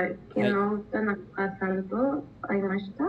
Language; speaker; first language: Japanese; non-native, learner; Spanish